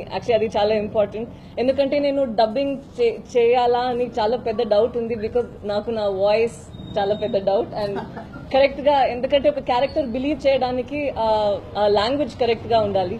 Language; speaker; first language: Telugu; non-native, fluent; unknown